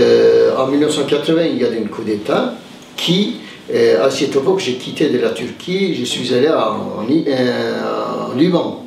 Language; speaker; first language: French; non-native, fluent; Turkish